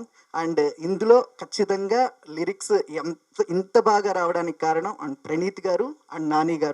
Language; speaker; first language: Telugu; native; Telugu